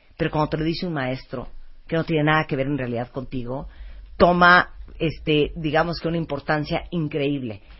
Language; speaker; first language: Spanish; early bilingual, other home language; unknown